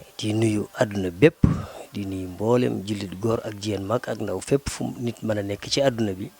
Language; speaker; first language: Wolof; native; Wolof